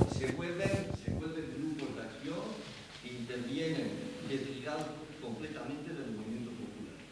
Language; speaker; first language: Spanish; native; Spanish